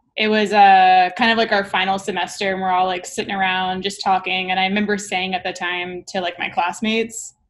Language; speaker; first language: English; native; English